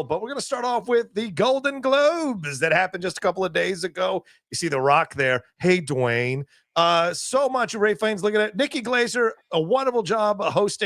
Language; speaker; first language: English; native; English